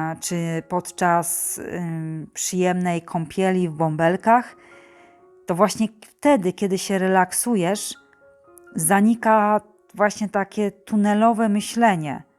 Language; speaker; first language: Polish; native; Polish